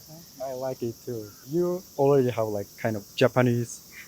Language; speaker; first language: English; non-native, fluent; Japanese